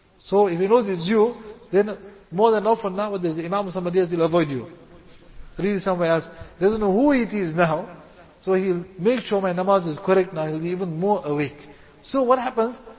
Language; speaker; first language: English; native; English